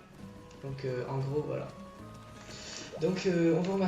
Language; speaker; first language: French; native; French